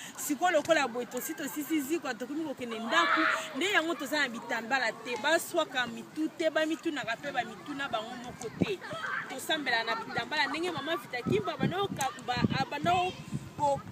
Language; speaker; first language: Lingala; non-native, local second language; Kongo